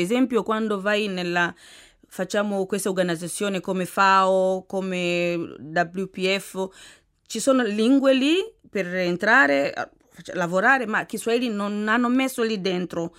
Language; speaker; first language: Italian; non-native, fluent; Swahili